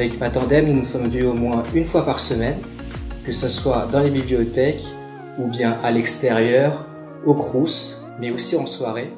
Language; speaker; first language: French; native; French